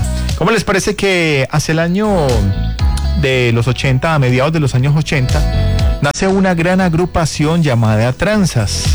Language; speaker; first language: Spanish; native; Spanish